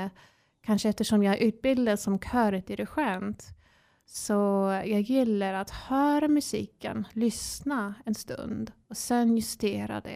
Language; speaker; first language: Swedish; non-native, fluent; English